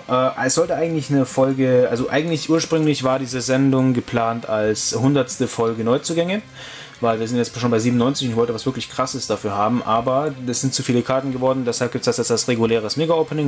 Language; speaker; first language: German; native; German